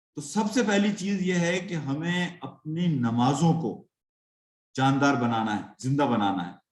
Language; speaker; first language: Urdu; native; Urdu